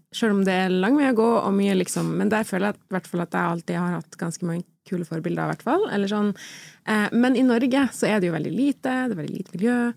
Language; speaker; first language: Norwegian; native; Norwegian